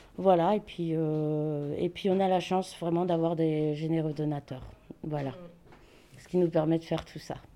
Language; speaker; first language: French; native; French